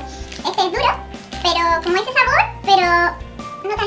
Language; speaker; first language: Spanish; native; Spanish